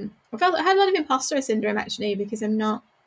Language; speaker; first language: English; native; English